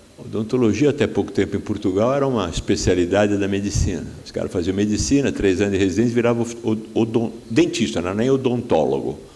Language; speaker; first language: Portuguese; native; Portuguese